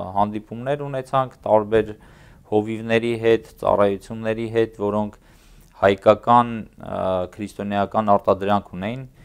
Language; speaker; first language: Armenian; native; Armenian